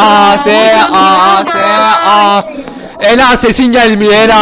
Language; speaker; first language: Turkish; native; Turkish